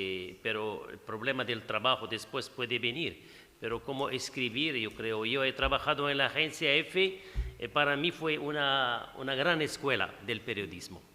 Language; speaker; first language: Spanish; non-native, fluent; Arabic